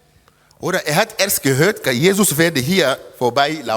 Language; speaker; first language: German; non-native, fluent; Lingala